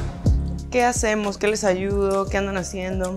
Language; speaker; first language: Spanish; native; Spanish